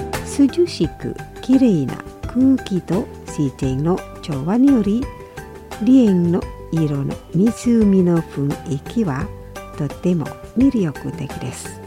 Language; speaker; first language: Japanese; non-native, fluent; Indonesian